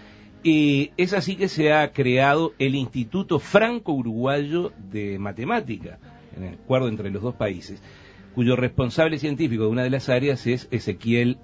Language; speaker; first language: Spanish; native; Spanish